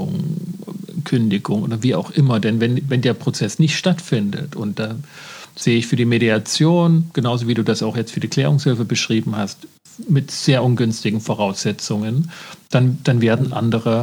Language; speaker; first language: German; native; German